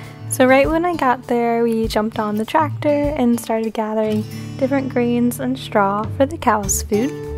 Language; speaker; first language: English; native; English